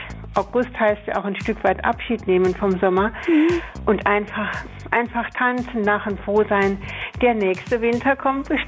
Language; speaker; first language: German; native; German